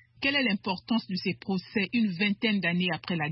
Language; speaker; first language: French; native; French